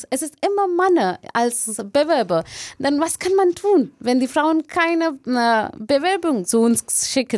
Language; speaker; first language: German; non-native, learner; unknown